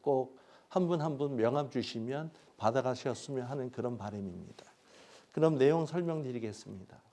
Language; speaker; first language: Korean; native; Korean